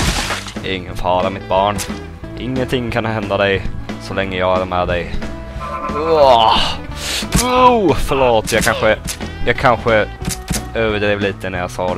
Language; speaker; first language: Swedish; native; Swedish